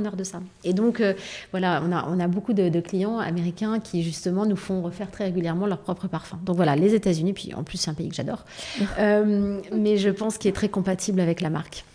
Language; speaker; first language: French; native; French